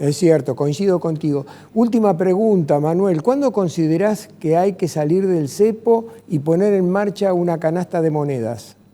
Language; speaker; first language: Spanish; native; Spanish